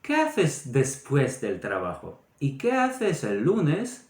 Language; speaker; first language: Spanish; non-native, fluent; Polish